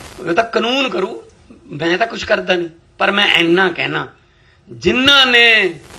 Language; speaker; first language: Punjabi; native; Punjabi